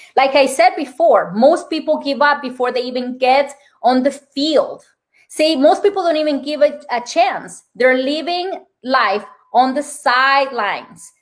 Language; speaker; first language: English; non-native, fluent; Spanish